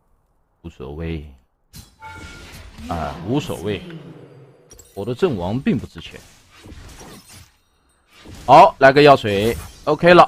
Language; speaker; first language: Chinese; native; Chinese